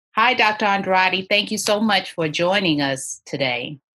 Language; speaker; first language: English; native; English